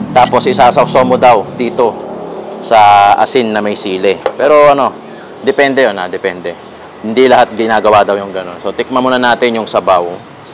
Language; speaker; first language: Filipino; native; Filipino